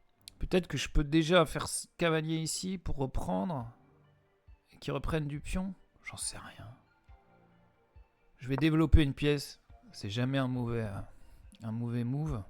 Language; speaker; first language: French; native; French